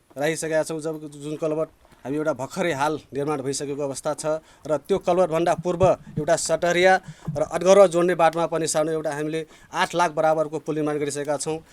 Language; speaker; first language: Nepali; non-native, local second language; Dangaura Tharu